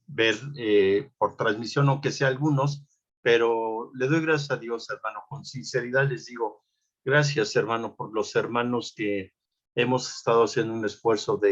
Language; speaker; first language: Spanish; native; Spanish